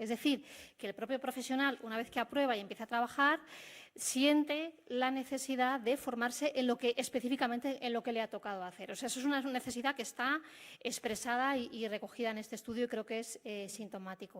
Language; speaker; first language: Spanish; native; Spanish